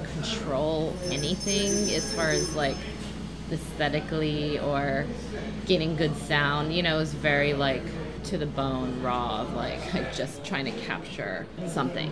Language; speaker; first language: English; native; English